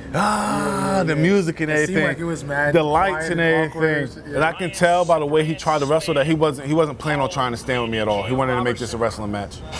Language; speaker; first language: English; native; English